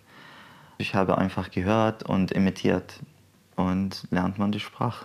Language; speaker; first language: German; non-native, fluent; Arabic